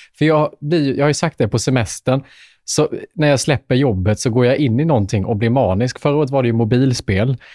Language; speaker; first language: Swedish; native; Swedish